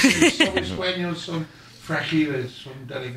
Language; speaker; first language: Spanish; non-native, learner; English